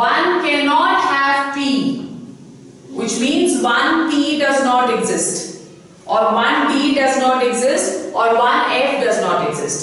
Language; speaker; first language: English; non-native, local second language; Hindi